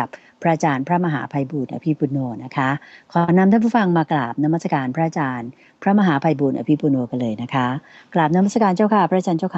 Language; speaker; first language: Thai; native; Thai